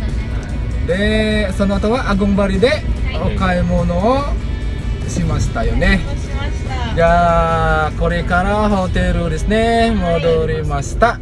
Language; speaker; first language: Japanese; non-native, fluent; Indonesian